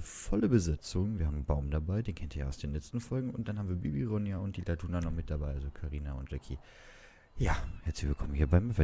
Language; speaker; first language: German; native; German